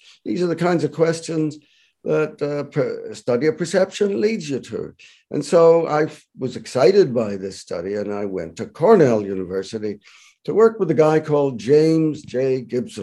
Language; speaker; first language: English; native; English